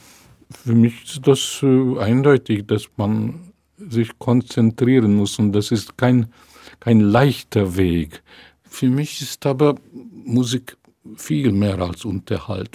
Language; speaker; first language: German; non-native, fluent; Hungarian